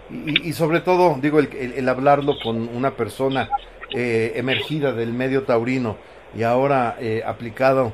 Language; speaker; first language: Spanish; native; Spanish